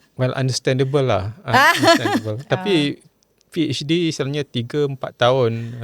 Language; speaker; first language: Malay; native; Malay